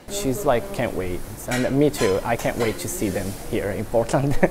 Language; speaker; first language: English; non-native, fluent; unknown